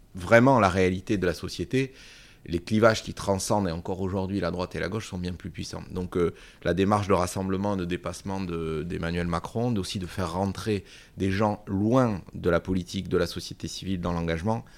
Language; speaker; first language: French; native; French